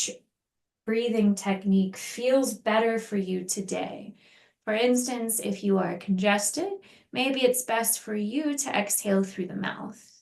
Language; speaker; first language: English; native; English